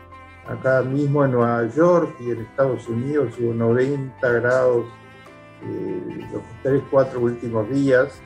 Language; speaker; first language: Spanish; native; Spanish